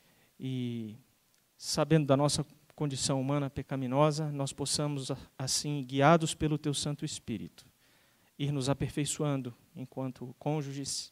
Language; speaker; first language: Portuguese; native; Portuguese